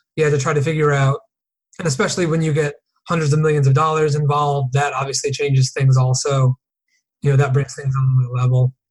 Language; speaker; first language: English; native; English